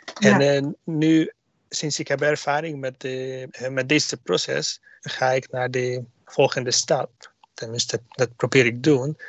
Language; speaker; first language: Dutch; non-native, learner; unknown